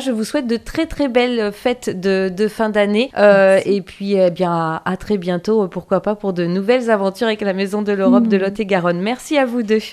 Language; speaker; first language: French; native; French